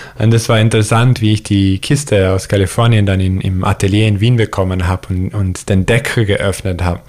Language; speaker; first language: German; early bilingual, heritage; German